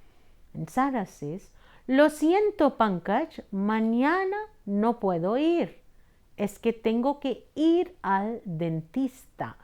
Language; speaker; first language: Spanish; non-native, fluent; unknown